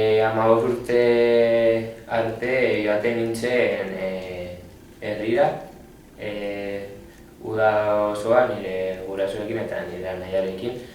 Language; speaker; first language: Basque; non-native, local second language; Spanish